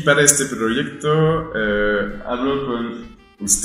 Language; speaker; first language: Spanish; non-native, fluent; French